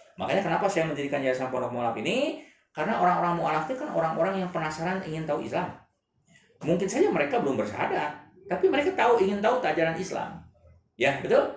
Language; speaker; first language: Indonesian; non-native, local second language; Chinese